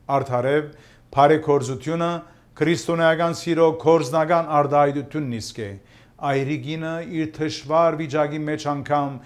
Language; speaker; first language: Armenian; early bilingual, heritage; Armenian